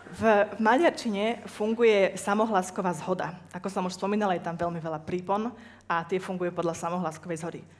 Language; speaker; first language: Slovak; native; Slovak